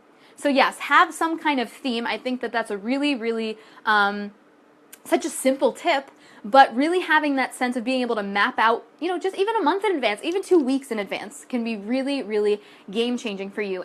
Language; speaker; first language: English; native; English